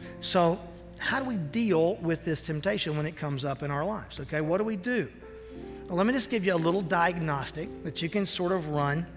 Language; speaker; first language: English; native; English